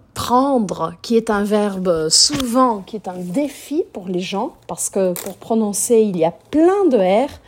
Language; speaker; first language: French; non-native, fluent; Portuguese